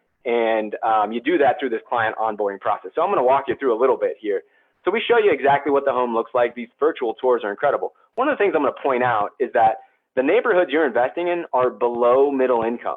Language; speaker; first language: English; native; English